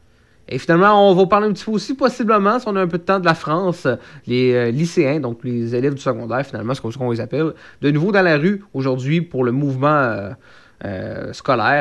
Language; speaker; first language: French; native; French